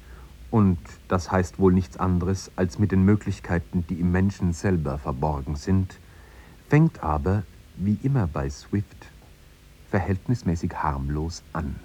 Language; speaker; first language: German; native; German